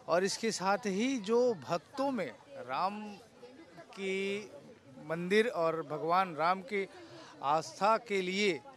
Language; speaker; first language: Hindi; native; Hindi